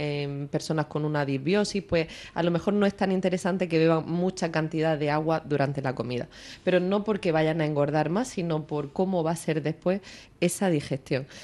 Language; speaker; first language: Spanish; native; Spanish